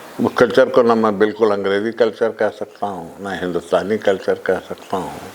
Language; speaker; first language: Urdu; native; Urdu